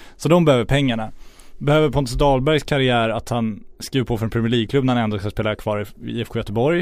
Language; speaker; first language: Swedish; native; Swedish